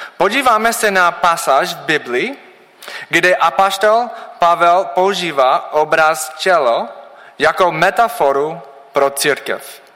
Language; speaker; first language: Czech; non-native, learner; English